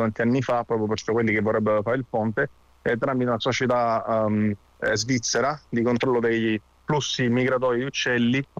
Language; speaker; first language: Italian; native; Italian